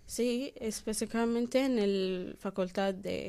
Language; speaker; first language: Spanish; non-native, learner; Arabic